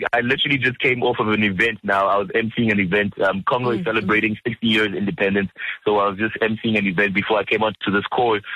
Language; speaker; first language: English; early bilingual, other home language; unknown